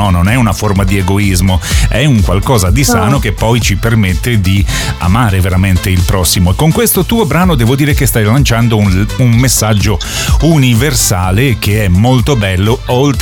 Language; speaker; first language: Italian; native; Italian